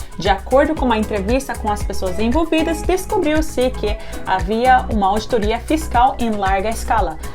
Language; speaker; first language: Portuguese; early bilingual, heritage; Japanese